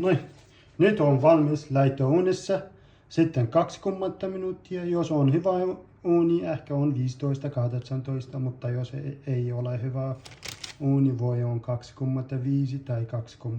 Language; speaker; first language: Finnish; non-native, learner; Arabic